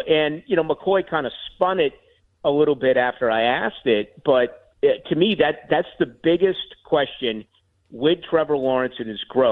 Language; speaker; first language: English; native; English